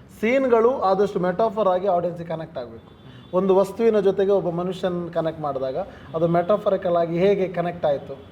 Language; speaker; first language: Kannada; non-native, local second language; Tulu